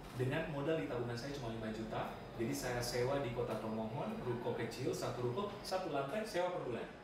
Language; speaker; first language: Indonesian; native; Indonesian